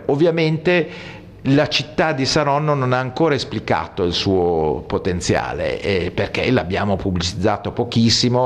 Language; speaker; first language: Italian; native; Italian